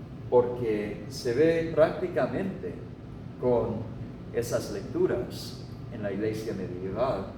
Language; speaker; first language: Spanish; non-native, fluent; English